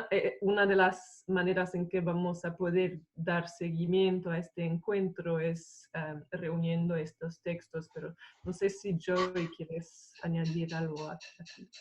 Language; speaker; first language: Spanish; non-native, fluent; English